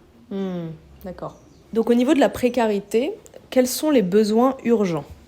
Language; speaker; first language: French; native; French